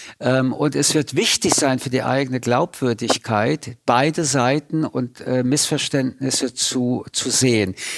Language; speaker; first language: German; early bilingual, other home language; French